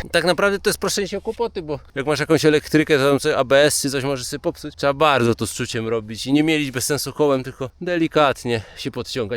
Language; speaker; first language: Polish; native; Polish